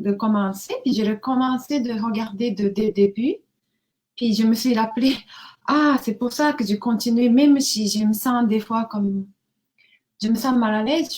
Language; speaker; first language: French; non-native, learner; Japanese